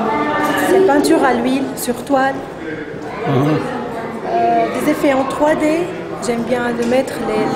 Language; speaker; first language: French; non-native, local second language; Arabic